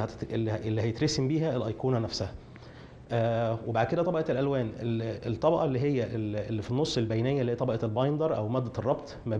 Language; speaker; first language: Arabic; native; Arabic